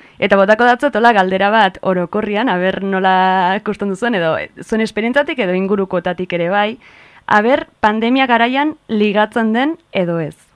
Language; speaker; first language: Basque; native; Basque